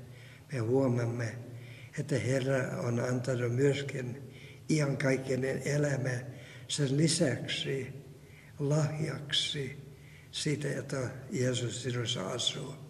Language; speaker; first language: Finnish; non-native, fluent; Russian